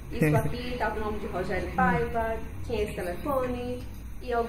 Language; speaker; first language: Portuguese; native; Portuguese